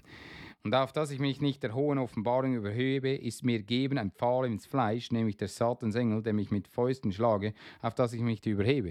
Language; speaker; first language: German; non-native, fluent; English